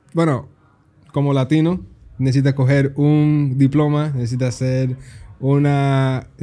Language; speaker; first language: Spanish; early bilingual, heritage; Spanish